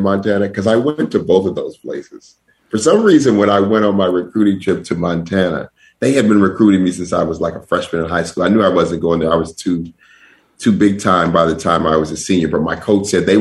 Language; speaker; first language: English; native; English